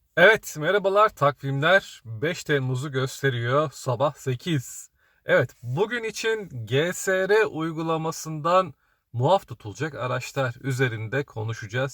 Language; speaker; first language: Turkish; native; Turkish